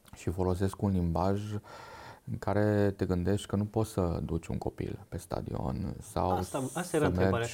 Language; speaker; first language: Romanian; non-native, local second language; Hungarian